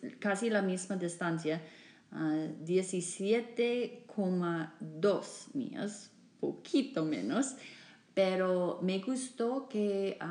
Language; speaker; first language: Spanish; non-native, fluent; English